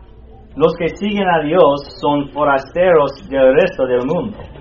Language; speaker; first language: Spanish; non-native, fluent; English